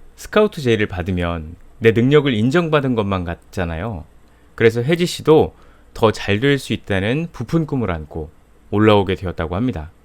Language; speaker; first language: Korean; native; Korean